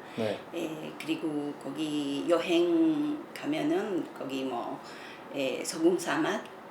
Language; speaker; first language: Korean; non-native, learner; Spanish